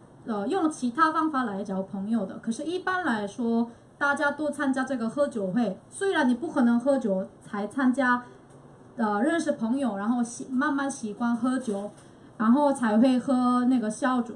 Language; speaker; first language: Chinese; non-native, fluent; Korean